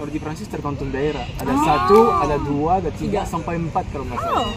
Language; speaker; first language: Indonesian; non-native, fluent; French